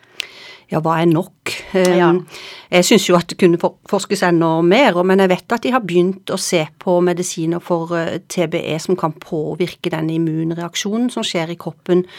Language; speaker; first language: Norwegian; native; Norwegian